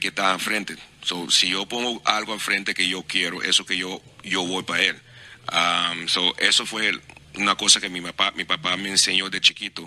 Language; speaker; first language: Spanish; non-native, fluent; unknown